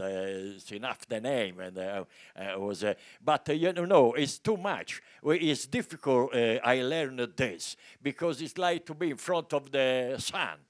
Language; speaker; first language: English; non-native, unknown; Italian